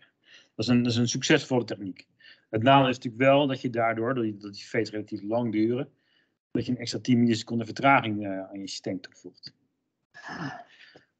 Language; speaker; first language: Dutch; native; Dutch